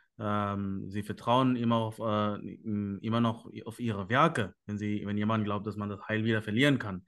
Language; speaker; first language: German; non-native, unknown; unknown